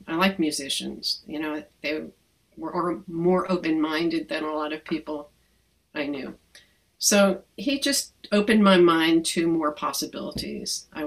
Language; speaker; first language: English; native; English